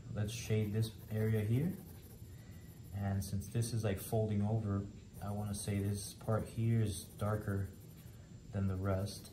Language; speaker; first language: English; native; English